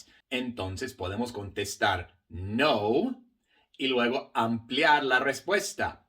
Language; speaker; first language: Spanish; non-native, fluent; English